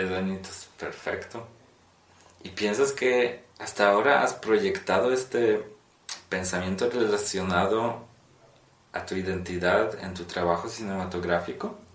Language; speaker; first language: Spanish; non-native, fluent; Polish